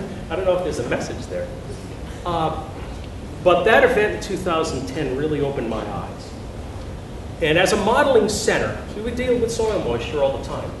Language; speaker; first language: English; native; English